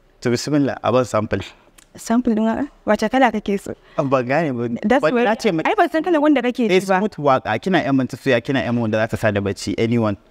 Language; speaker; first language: Hausa; non-native, local second language; Yoruba